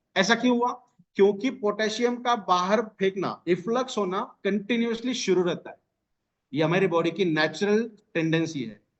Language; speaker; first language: Hindi; non-native, local second language; Marathi